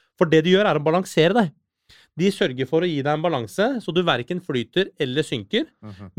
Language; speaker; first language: Norwegian; early bilingual, other home language; Persian